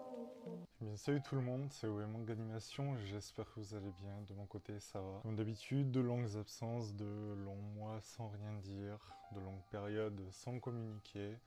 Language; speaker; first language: French; native; French